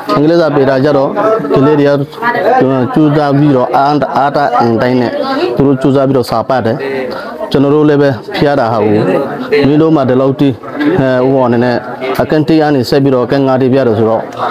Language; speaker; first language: Burmese; non-native, local second language; Rohingya